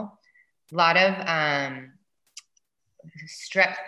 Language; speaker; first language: English; native; English